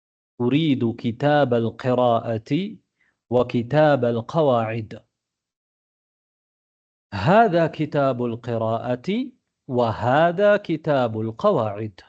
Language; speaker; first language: Arabic; non-native, fluent; Tamil